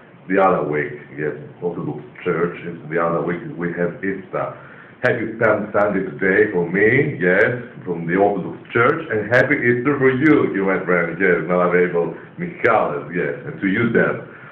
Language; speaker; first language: English; non-native, learner; Greek